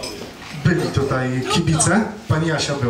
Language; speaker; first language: Polish; native; Polish